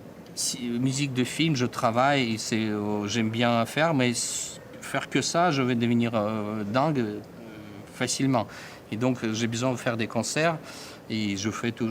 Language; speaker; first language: French; non-native, fluent; Russian